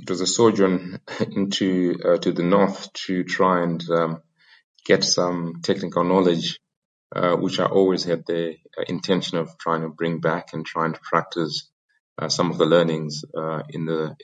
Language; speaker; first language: English; non-native, local second language; Shona